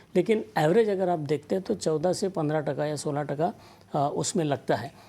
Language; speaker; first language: Hindi; non-native, local second language; Gujarati